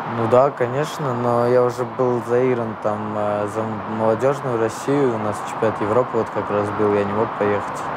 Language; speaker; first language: Russian; early bilingual, other home language; Armenian